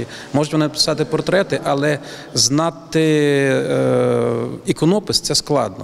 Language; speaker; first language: Ukrainian; native; Ukrainian